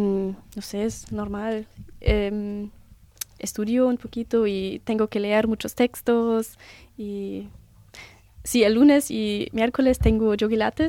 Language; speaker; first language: Spanish; non-native, learner; German